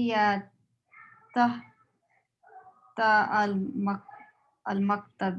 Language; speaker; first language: Arabic; non-native, learner; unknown